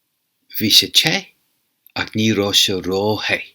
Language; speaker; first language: Irish; non-native, fluent; English